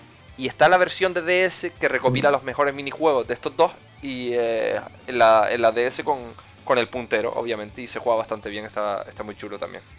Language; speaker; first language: Spanish; native; Spanish